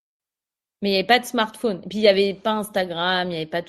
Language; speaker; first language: French; native; French